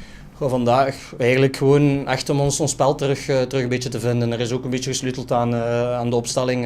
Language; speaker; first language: Dutch; native; Dutch